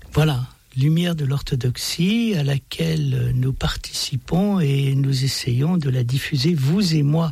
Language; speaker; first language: French; native; French